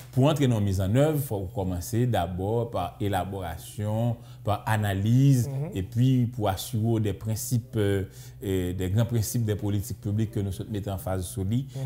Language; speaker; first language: French; native; French